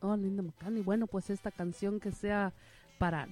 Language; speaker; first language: Spanish; native; Spanish